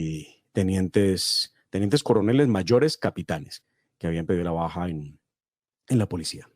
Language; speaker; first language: Spanish; native; Spanish